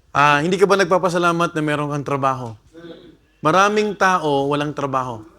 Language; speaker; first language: Filipino; non-native, local second language; Bikol